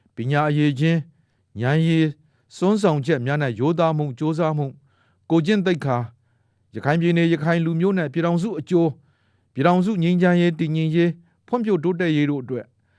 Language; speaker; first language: Burmese; native; Burmese